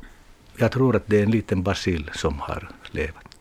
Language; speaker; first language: Swedish; non-native, learner; Finnish